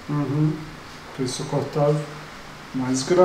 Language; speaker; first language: Portuguese; non-native, learner; Turkish